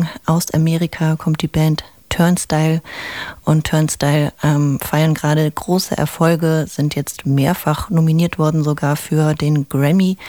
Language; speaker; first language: German; native; German